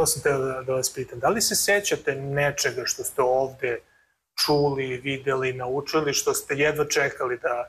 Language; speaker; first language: Serbian; native; Serbian